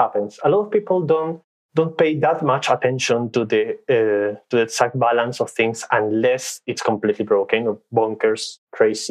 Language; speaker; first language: English; non-native, fluent; Spanish